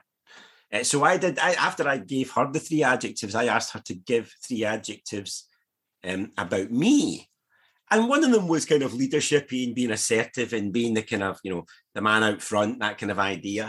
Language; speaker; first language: English; native; English